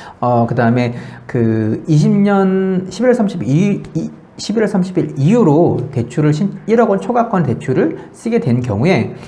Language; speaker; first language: Korean; native; Korean